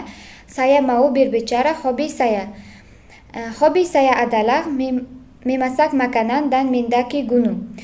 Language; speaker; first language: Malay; non-native, learner; Uzbek